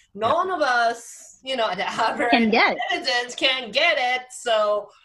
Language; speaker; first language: English; non-native, fluent; Japanese